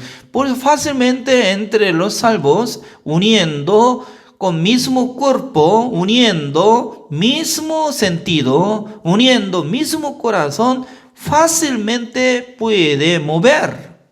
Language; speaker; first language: Spanish; non-native, learner; Korean